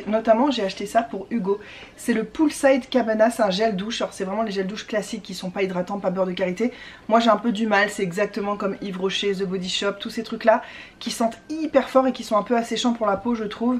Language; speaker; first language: French; native; French